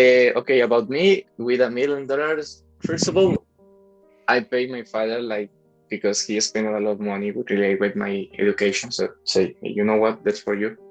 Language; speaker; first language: English; non-native, learner; Spanish